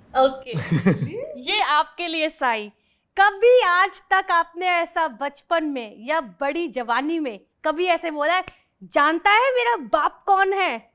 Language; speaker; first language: Hindi; native; Hindi